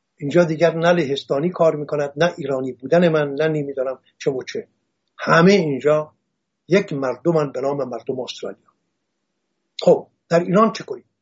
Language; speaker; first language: Persian; non-native, local second language; Assyrian Neo-Aramaic